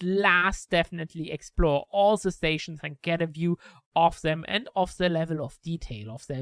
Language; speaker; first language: English; non-native, fluent; German